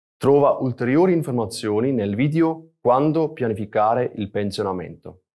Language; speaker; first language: Italian; native; Italian